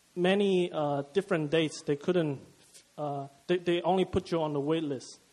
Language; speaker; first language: English; non-native, fluent; Chinese